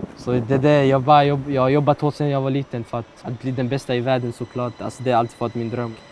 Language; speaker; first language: Swedish; early bilingual, other home language; Arabic